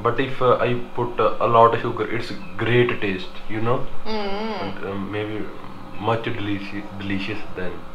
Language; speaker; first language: English; non-native, local second language; Punjabi